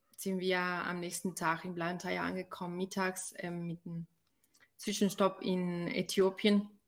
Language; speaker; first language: German; non-native, fluent; Spanish